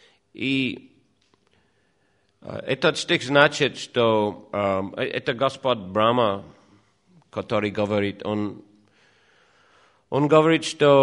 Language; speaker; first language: Russian; non-native, fluent; English